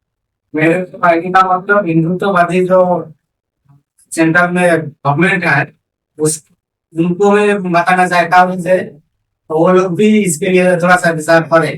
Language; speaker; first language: Hindi; non-native, local second language; Bangla